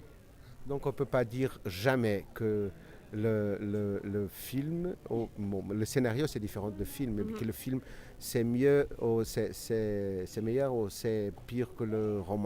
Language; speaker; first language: French; non-native, learner; Portuguese